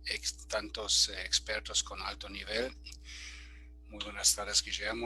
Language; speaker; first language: Spanish; non-native, fluent; German